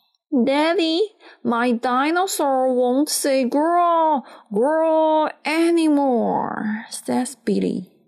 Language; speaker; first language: English; non-native, fluent; Chinese